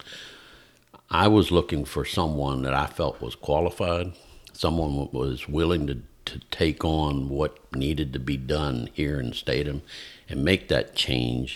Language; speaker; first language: English; native; English